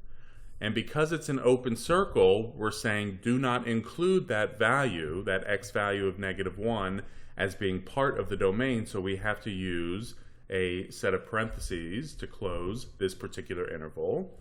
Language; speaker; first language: English; native; English